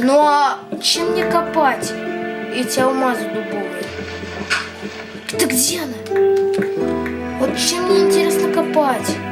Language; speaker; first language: Russian; native; Russian